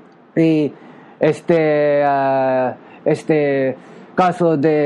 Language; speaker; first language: Spanish; non-native, learner; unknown